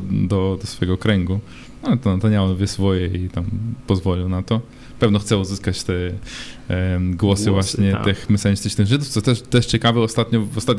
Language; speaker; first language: Polish; non-native, fluent; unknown